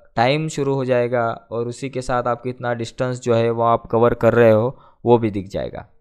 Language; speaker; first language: Hindi; non-native, local second language; Marathi